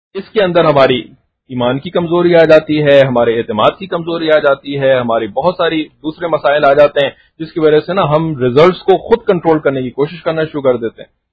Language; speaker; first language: Urdu; native; Urdu